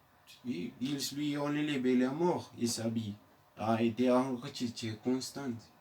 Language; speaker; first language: French; non-native, learner; Spanish